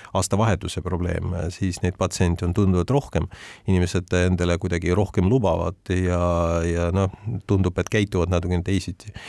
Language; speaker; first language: Estonian; non-native, local second language; Russian